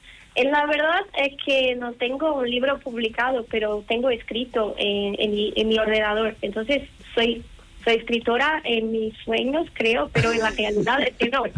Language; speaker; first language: Spanish; non-native, learner; Portuguese